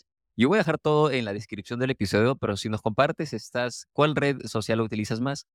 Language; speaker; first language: Spanish; native; Spanish